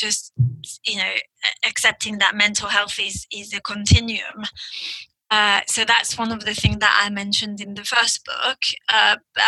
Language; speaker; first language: English; non-native, fluent; French